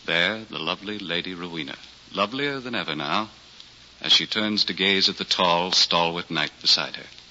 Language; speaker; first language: English; native; English